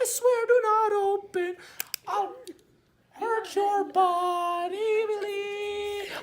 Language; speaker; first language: English; native; English